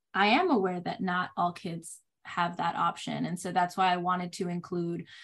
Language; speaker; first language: English; non-native, fluent; Spanish